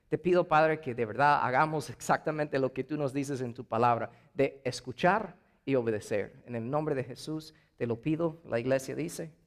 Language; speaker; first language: Spanish; non-native, fluent; English